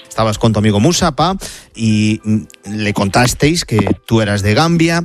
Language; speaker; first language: Spanish; native; Spanish